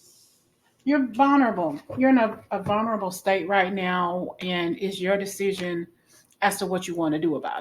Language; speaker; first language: English; native; English